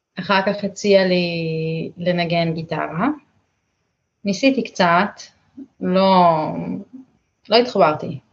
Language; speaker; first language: Hebrew; native; Hebrew